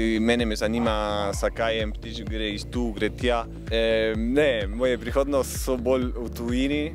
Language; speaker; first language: Slovenian; early bilingual, heritage; Slovenian